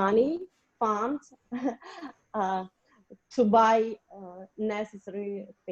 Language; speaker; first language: English; non-native, learner; Russian